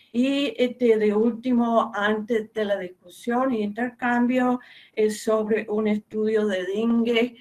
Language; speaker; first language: Spanish; non-native, fluent; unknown